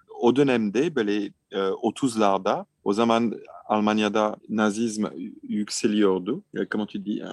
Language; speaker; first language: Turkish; non-native, fluent; French